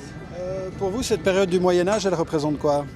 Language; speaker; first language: French; native; French